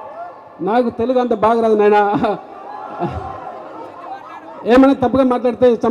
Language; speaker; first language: Telugu; non-native, local second language; Tamil